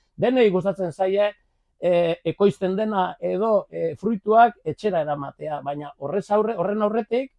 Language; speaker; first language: Basque; native; Basque